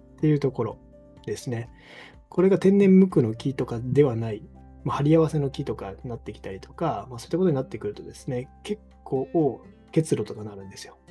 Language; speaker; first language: Japanese; native; Japanese